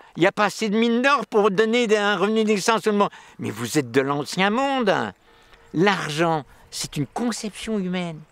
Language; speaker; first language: French; native; French